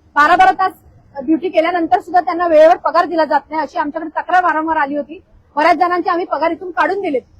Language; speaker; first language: Marathi; native; Marathi